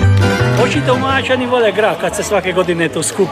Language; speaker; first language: Serbian; native; Serbian